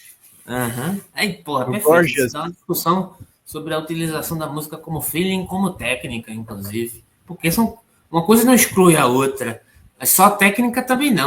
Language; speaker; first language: Portuguese; native; Portuguese